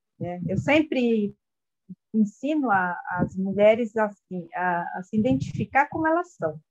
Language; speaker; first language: Portuguese; non-native, local second language; Guarani